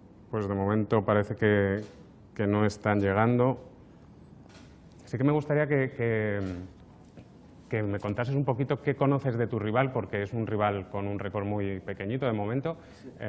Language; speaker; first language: Spanish; native; Spanish